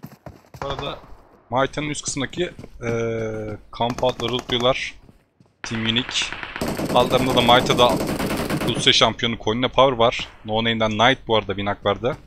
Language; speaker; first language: Turkish; native; Turkish